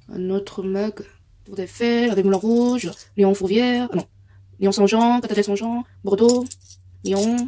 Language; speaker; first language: French; non-native, fluent; Korean